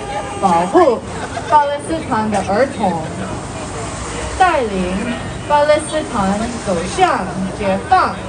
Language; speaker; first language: Chinese; non-native, learner; Korean